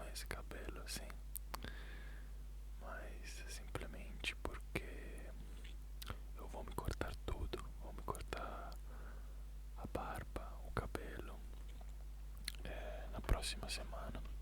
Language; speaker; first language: Portuguese; non-native, fluent; Italian